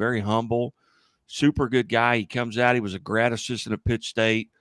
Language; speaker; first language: English; native; English